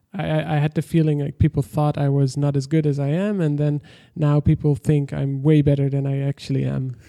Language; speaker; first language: English; non-native, fluent; Dutch